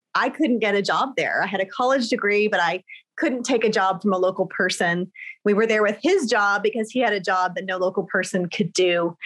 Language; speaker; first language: English; native; English